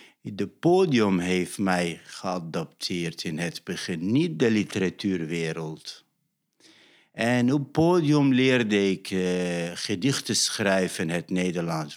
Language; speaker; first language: Dutch; non-native, fluent; Arabic